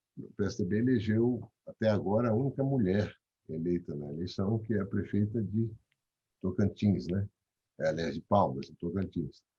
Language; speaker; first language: Portuguese; native; Portuguese